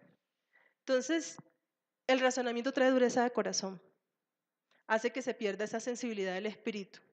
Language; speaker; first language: Spanish; native; Spanish